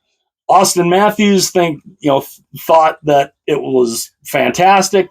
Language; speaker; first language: English; native; English